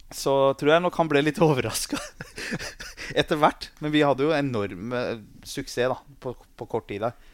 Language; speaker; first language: Norwegian; early bilingual, other home language; Persian